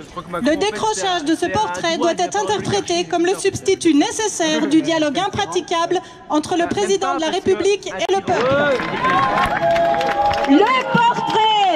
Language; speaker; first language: French; native; French